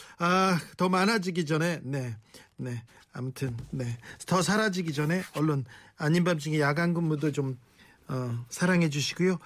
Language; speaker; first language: Korean; native; Korean